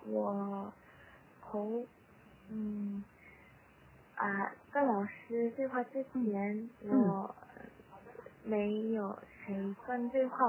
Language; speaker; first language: Chinese; non-native, learner; Korean